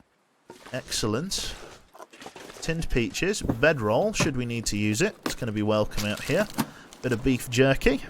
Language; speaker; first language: English; native; English